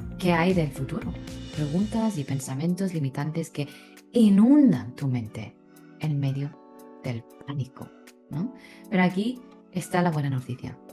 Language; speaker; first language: Spanish; non-native, fluent; Chinese